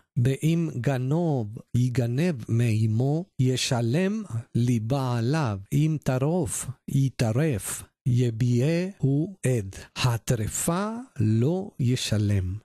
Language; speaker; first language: Hebrew; non-native, learner; Spanish